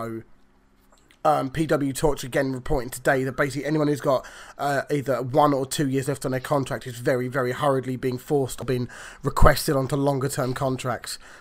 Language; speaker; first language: English; native; English